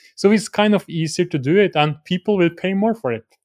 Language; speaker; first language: English; non-native, fluent; Norwegian